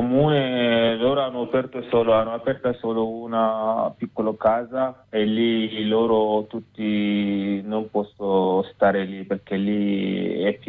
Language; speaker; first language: Italian; non-native, learner; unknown